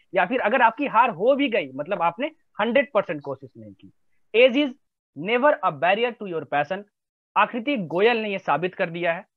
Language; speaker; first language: Hindi; native; Hindi